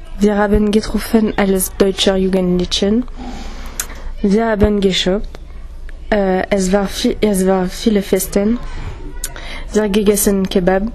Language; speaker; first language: German; non-native, learner; French